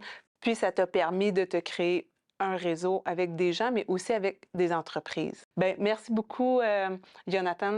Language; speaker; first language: French; native; French